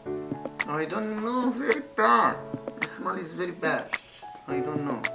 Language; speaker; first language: English; non-native, learner; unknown